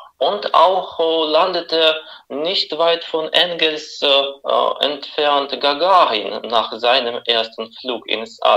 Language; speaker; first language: German; non-native, fluent; Russian